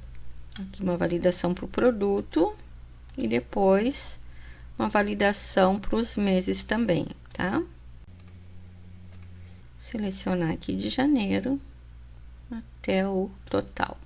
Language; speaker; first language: Portuguese; native; Portuguese